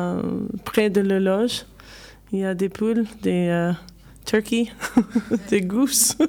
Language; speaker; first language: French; non-native, learner; English